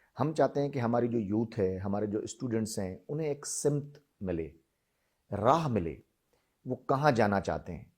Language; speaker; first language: Urdu; non-native, local second language; Sindhi